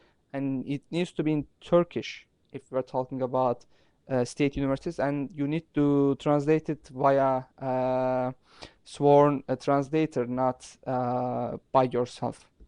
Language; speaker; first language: English; non-native, fluent; Turkish